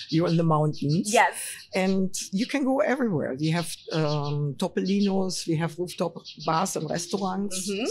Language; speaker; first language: English; non-native, fluent; German